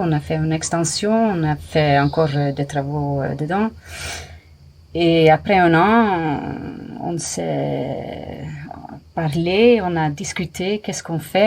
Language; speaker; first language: French; non-native, fluent; Dutch